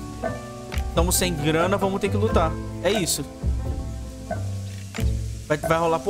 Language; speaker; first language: Portuguese; native; Portuguese